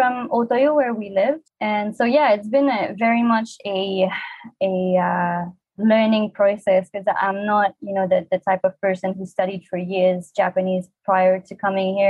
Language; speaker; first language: English; non-native, fluent; French